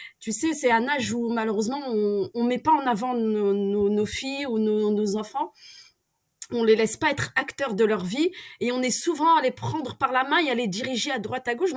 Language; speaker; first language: French; early bilingual, other home language; Arabic